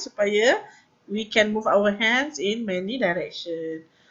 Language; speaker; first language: English; non-native, local second language; Malay